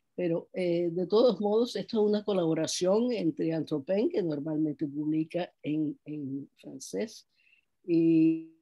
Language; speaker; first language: Spanish; non-native, fluent; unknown